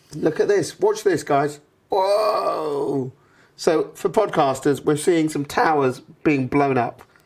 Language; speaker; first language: English; native; English